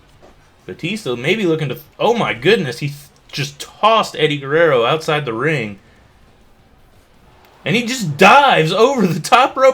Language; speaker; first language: English; native; English